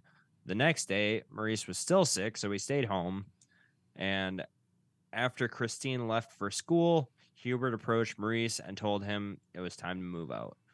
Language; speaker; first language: English; native; English